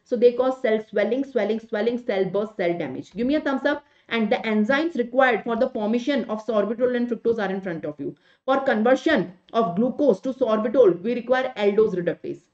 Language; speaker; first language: English; non-native, local second language; Hindi